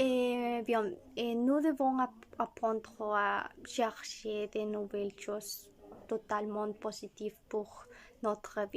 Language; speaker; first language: French; non-native, learner; Spanish